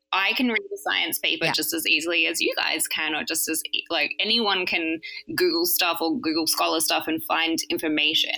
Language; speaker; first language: English; native; English